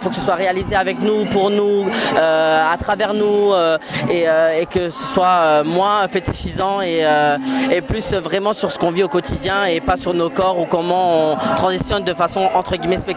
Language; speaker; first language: French; native; French